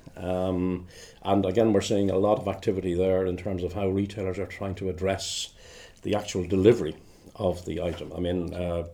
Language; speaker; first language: English; native; English